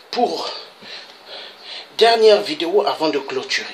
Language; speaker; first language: French; non-native, local second language; Kongo